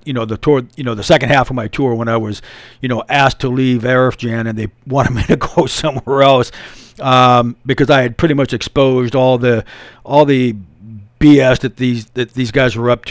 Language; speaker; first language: English; native; English